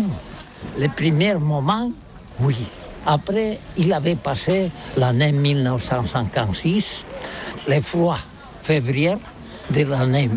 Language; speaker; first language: French; non-native, learner; Catalan